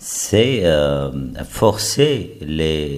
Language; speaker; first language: French; non-native, fluent; Arabic